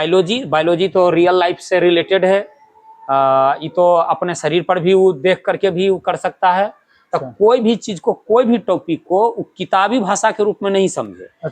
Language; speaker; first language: Hindi; native; Hindi